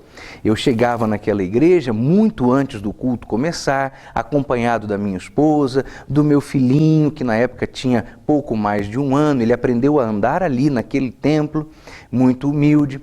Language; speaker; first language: Portuguese; native; Portuguese